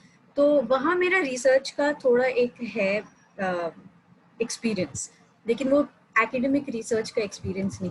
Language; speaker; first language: Hindi; native; Hindi